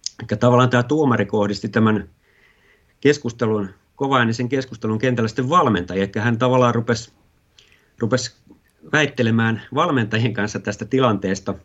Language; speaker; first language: Finnish; native; Finnish